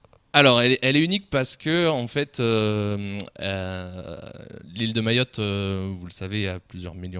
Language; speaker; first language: French; native; French